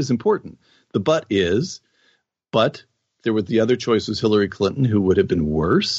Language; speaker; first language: English; native; English